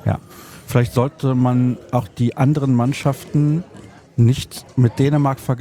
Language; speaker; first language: German; native; German